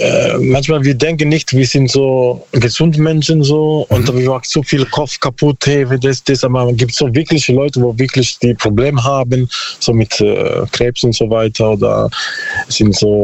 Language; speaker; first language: German; non-native, learner; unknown